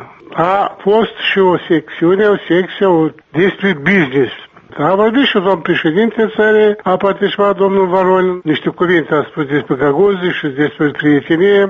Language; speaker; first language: Romanian; non-native, local second language; Gagauz